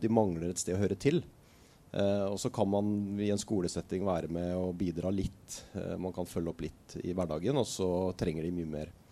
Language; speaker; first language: Norwegian; native; Norwegian